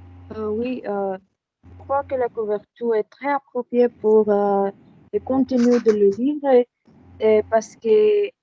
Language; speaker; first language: French; non-native, learner; Spanish